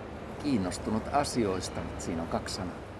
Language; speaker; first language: Finnish; native; Finnish